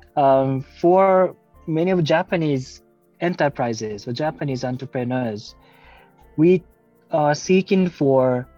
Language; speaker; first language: English; non-native, fluent; Japanese